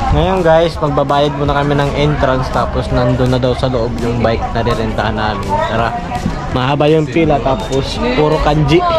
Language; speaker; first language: Filipino; native; Filipino